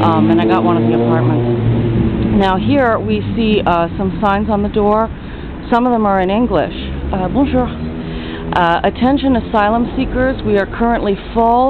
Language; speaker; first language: English; native; English